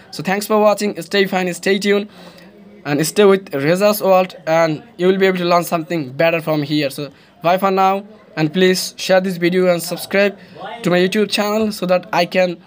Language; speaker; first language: English; non-native, local second language; Bangla